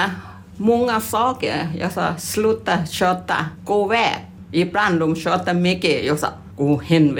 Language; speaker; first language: Swedish; non-native, learner; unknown